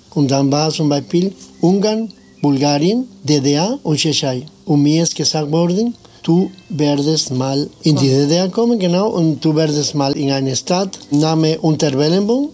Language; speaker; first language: German; non-native, learner; Spanish